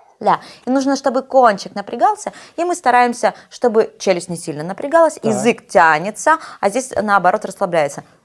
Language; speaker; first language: Russian; native; Russian